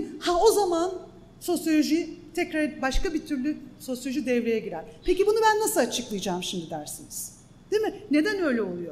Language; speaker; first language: Turkish; native; Turkish